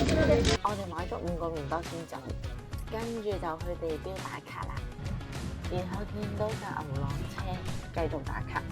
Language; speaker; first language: Cantonese; native; Cantonese